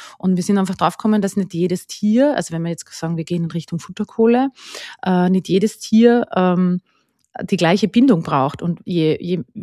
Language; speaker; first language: German; native; German